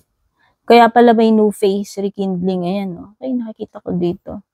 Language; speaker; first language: Filipino; native; Filipino